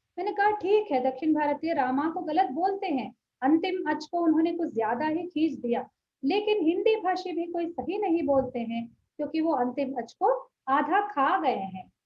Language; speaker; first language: Hindi; non-native, local second language; Telugu